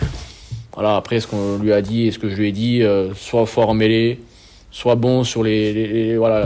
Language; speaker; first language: French; native; French